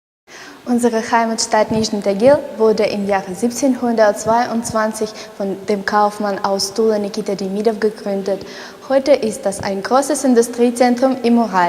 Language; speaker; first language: German; non-native, learner; Russian